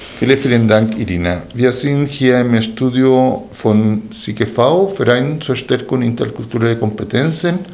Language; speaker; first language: German; non-native, fluent; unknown